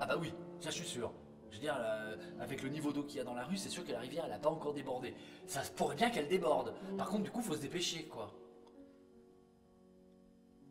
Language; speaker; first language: French; native; French